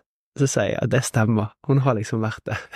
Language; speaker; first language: Norwegian; native; Norwegian